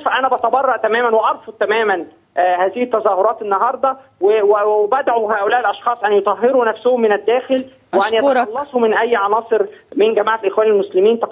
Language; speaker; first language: Arabic; native; Arabic